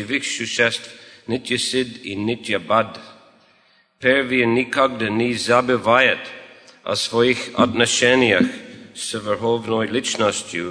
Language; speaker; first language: Russian; non-native, fluent; English